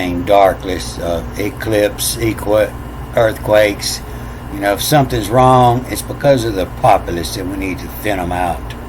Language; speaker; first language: English; native; English